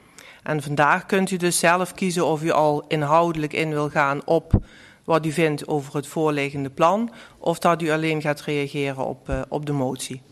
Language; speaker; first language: Dutch; native; Dutch